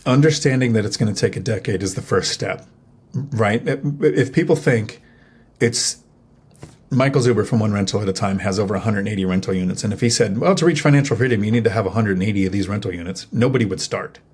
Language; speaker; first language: English; native; English